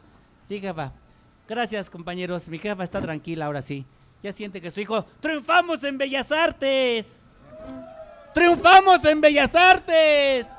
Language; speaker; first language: Spanish; native; Spanish